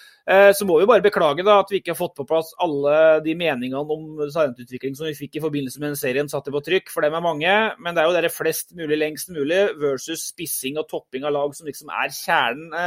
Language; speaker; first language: Norwegian; native; Norwegian